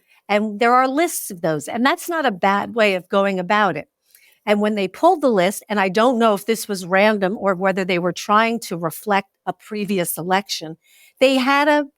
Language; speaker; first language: English; native; English